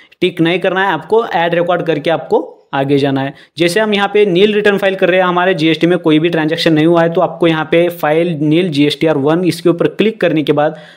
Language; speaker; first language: Hindi; non-native, local second language; Marathi